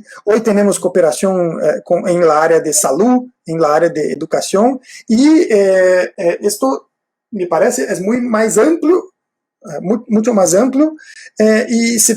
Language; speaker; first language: Spanish; non-native, fluent; Portuguese